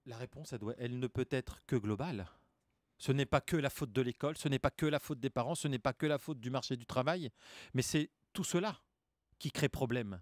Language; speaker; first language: French; native; French